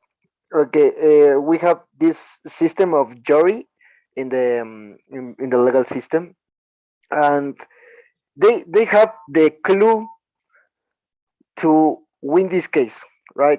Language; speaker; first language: English; non-native, learner; Spanish